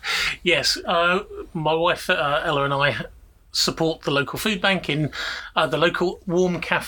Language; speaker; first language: English; native; English